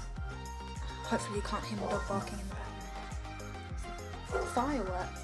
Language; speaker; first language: English; native; English